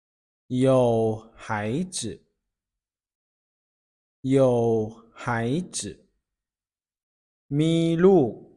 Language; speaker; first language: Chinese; non-native, fluent; Lao